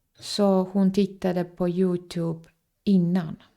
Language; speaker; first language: Swedish; non-native, fluent; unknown